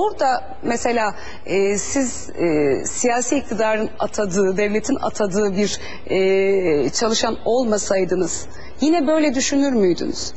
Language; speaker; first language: Turkish; native; Turkish